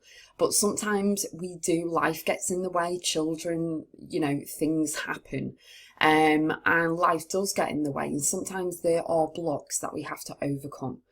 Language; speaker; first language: English; native; English